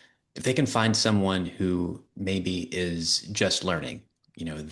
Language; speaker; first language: English; native; English